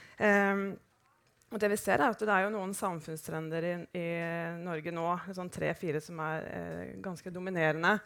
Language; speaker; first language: Norwegian; native; Norwegian